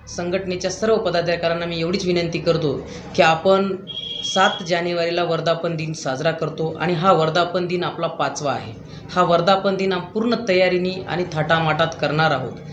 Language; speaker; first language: Marathi; native; Marathi